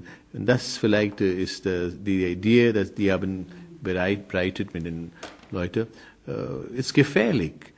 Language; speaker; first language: German; non-native, learner; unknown